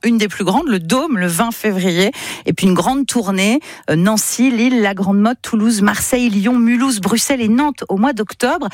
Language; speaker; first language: French; native; French